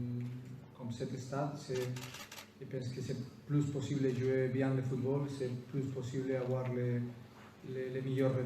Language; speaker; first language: French; non-native, fluent; Spanish